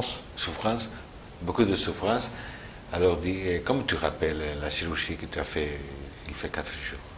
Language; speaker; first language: French; non-native, learner; Spanish